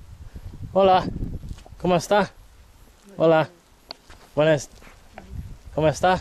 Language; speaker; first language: Spanish; non-native, learner; English